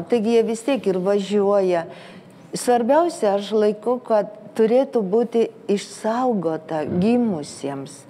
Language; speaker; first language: Lithuanian; early bilingual, heritage; Lithuanian